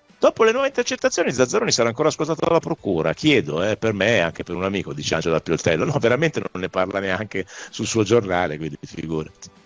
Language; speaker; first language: Italian; native; Italian